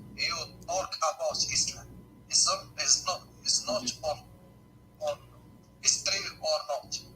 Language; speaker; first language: English; non-native, learner; Arabic